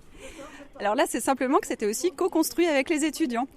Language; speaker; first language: French; native; French